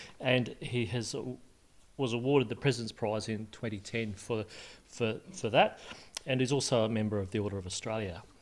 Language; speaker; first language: English; native; English